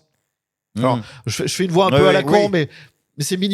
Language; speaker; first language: French; native; French